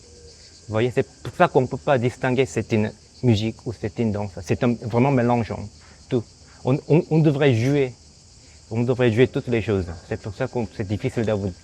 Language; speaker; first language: French; non-native, fluent; Korean